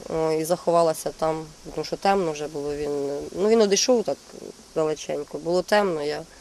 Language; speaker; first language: Ukrainian; native; Ukrainian